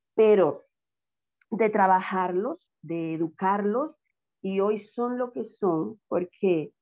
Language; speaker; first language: Spanish; native; Spanish